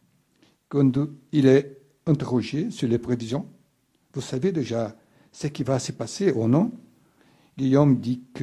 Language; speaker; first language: French; non-native, fluent; Portuguese